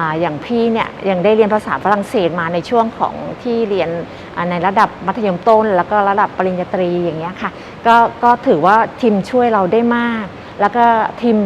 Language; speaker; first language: Thai; native; Thai